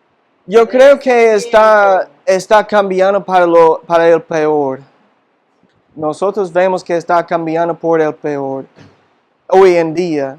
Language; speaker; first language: Spanish; non-native, fluent; English